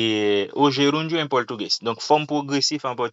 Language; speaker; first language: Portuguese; non-native, fluent; Haitian Creole